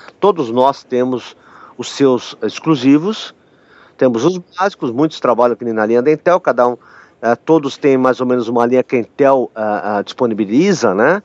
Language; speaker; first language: Portuguese; native; Portuguese